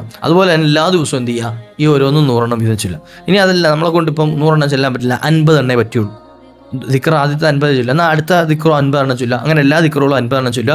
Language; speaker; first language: Malayalam; native; Malayalam